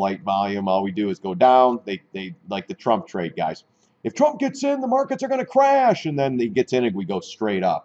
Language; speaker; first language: English; native; English